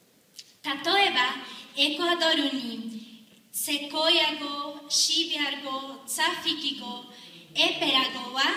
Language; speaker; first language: Japanese; non-native, learner; Spanish